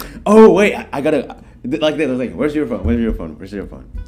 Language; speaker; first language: English; non-native, fluent; Indonesian